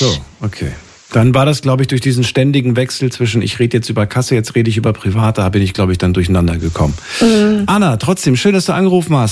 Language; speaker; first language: German; native; German